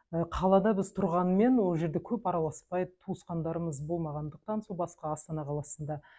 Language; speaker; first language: Kazakh; non-native, local second language; Russian